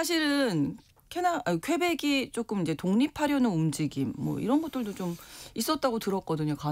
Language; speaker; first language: Korean; non-native, learner; French